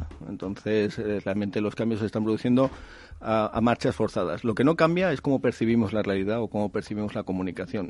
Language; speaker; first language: Spanish; native; Spanish